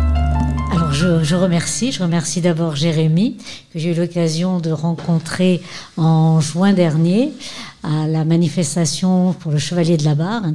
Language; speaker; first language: French; native; French